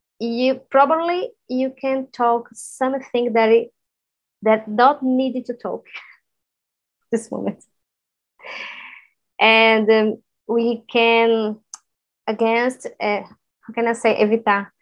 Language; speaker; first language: English; non-native, learner; Portuguese